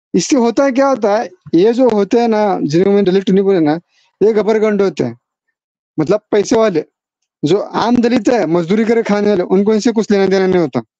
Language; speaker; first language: Hindi; non-native, local second language; Marathi